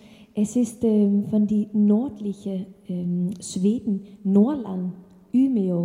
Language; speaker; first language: German; non-native, learner; Danish